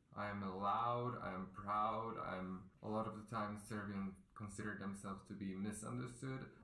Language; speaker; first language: English; non-native, fluent; Serbian